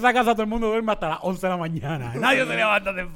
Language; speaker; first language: Spanish; native; Spanish